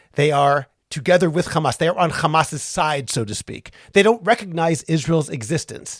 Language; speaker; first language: English; native; English